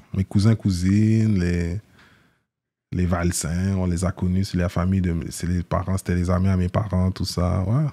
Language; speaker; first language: French; early bilingual, other home language; Haitian Creole